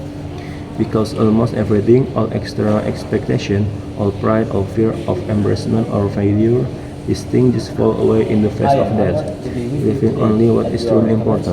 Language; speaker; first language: English; non-native, learner; Indonesian